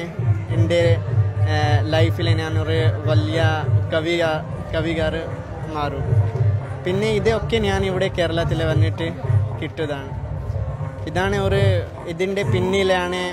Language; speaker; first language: Malayalam; non-native, local second language; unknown